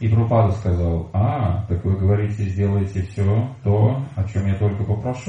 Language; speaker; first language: Russian; native; Russian